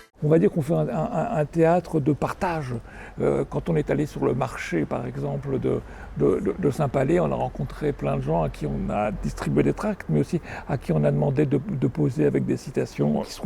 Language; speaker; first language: French; native; French